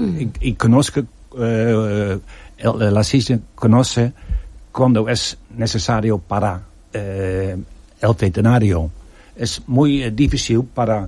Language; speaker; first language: Spanish; non-native, learner; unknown